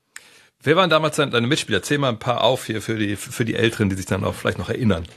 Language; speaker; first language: German; native; German